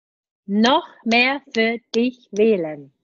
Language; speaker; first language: German; native; German